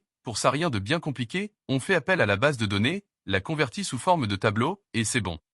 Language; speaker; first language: French; native; French